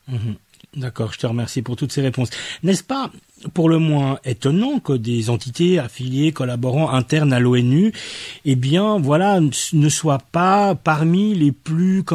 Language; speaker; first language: French; native; French